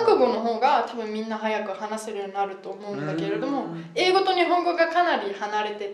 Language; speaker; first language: Japanese; non-native, fluent; German